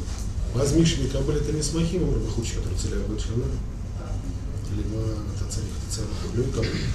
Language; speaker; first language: Hebrew; non-native, fluent; Russian